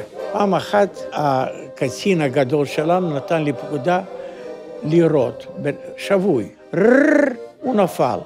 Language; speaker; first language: Hebrew; non-native, fluent; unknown